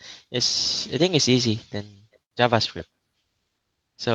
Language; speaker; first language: English; non-native, learner; Vietnamese